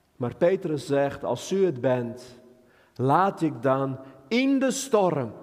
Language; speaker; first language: Dutch; non-native, fluent; Armenian